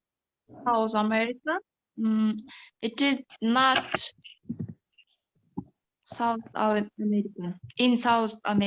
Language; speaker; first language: English; non-native, learner; Kyrgyz